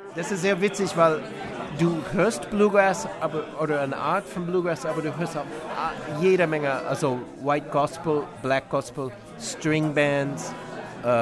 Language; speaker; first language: German; non-native, fluent; English